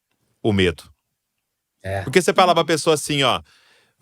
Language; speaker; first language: Portuguese; native; Portuguese